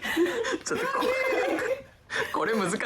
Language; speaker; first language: Japanese; native; Japanese